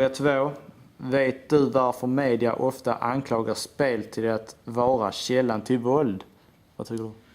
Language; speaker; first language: Swedish; native; Swedish